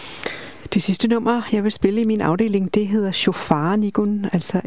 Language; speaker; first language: Danish; native; Danish